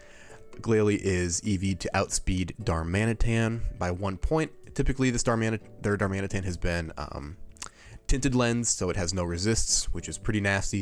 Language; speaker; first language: English; native; English